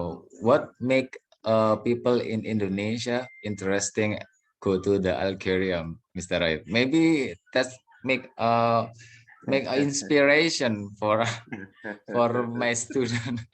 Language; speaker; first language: English; non-native, learner; Indonesian